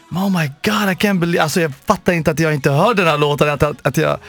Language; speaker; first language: Swedish; non-native, fluent; Arabic